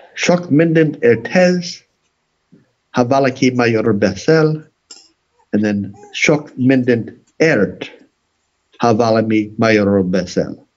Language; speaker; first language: Hungarian; non-native, learner; English